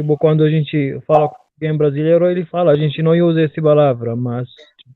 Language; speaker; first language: Portuguese; non-native, learner; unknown